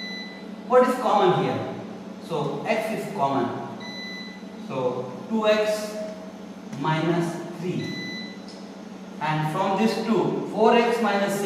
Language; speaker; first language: English; non-native, local second language; Marathi